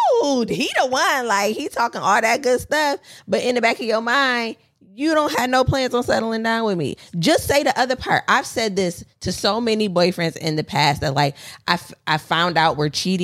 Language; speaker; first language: English; native; English